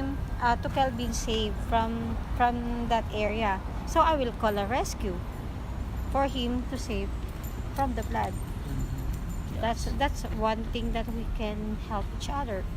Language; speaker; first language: English; non-native, learner; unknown